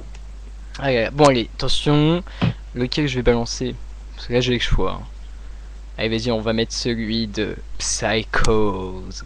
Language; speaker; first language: French; native; French